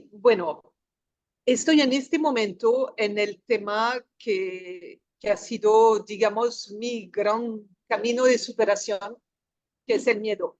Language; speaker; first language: Spanish; non-native, fluent; French